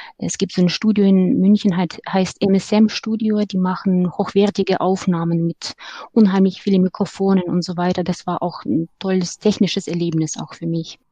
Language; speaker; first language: German; non-native, fluent; Russian